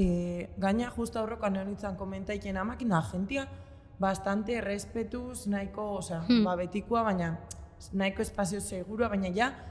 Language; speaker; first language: Basque; native; Basque